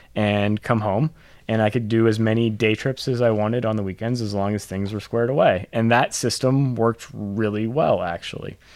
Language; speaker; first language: English; native; English